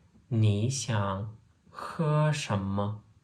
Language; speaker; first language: Chinese; non-native, fluent; Turkmen